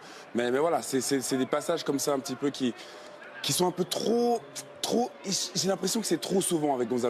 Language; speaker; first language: French; native; French